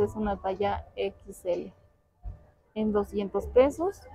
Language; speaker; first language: Spanish; native; Spanish